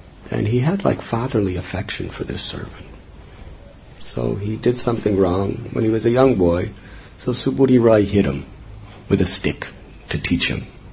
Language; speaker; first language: English; native; English